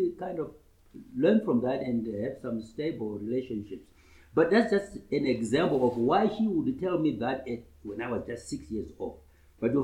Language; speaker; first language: English; non-native, local second language; Shona